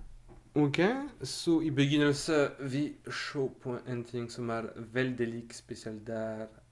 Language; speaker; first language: Norwegian; non-native, learner; French